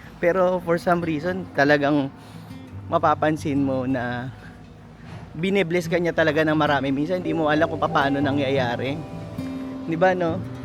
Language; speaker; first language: Filipino; native; Filipino